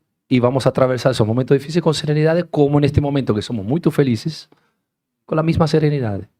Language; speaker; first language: Portuguese; non-native, learner; Spanish